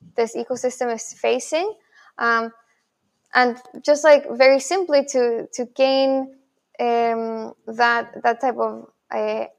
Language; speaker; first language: English; non-native, fluent; Spanish